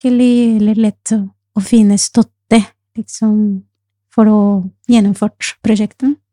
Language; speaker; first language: Norwegian; non-native, fluent; Spanish